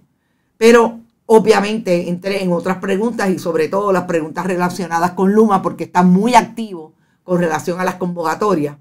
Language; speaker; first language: Spanish; native; Spanish